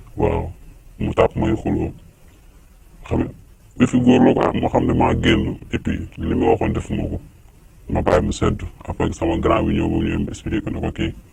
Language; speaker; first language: Wolof; native; Wolof